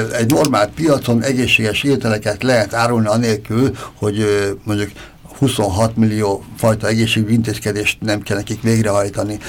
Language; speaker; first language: Hungarian; native; Hungarian